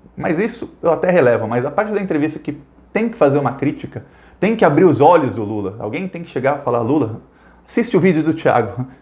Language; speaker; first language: Portuguese; native; Portuguese